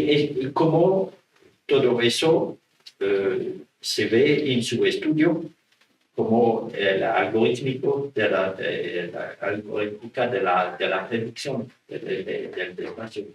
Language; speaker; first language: Spanish; non-native, learner; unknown